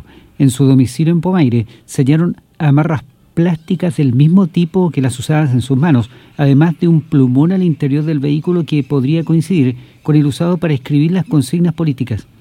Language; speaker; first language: Spanish; native; Spanish